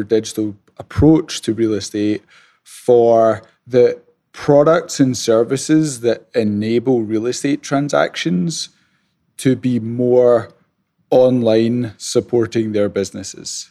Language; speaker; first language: English; native; English